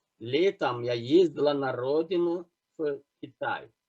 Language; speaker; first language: Russian; non-native, fluent; Turkish